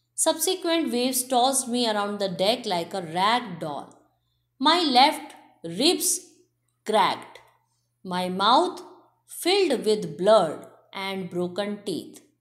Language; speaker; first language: English; non-native, local second language; Hindi